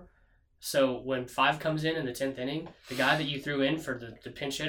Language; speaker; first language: English; native; English